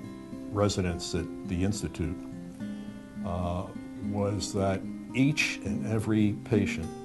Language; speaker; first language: English; native; English